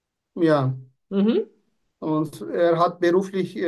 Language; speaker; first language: German; non-native, fluent; Turkish